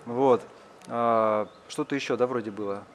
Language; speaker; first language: Russian; native; Russian